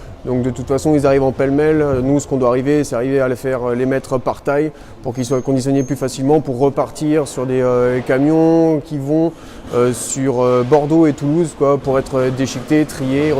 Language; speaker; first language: French; native; French